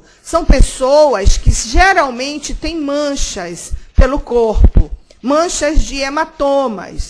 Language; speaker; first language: Portuguese; native; Portuguese